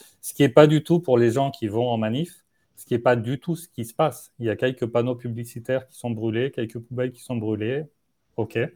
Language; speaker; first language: French; native; French